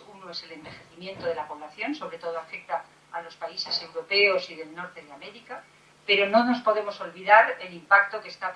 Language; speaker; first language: Spanish; native; Spanish